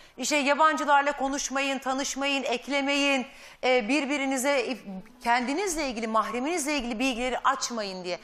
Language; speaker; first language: Turkish; native; Turkish